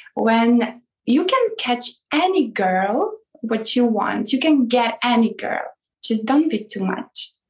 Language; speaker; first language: English; non-native, fluent; Ukrainian